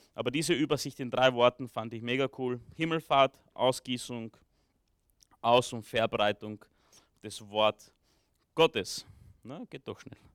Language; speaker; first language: German; early bilingual, other home language; Romanian